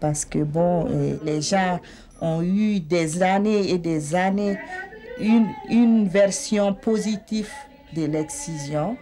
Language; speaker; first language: French; non-native, local second language; Bambara